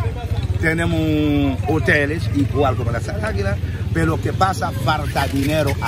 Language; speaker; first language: Spanish; non-native, fluent; Haitian Creole